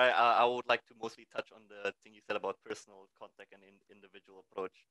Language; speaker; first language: English; non-native, fluent; Indonesian